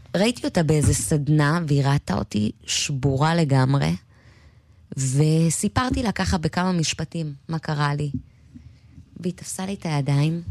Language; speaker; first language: Hebrew; native; Hebrew